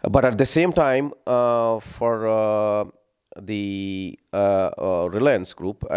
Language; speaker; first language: English; non-native, local second language; Telugu